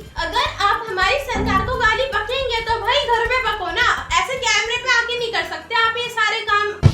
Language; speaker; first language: Hindi; native; Hindi